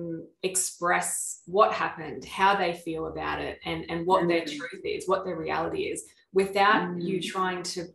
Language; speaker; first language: English; native; English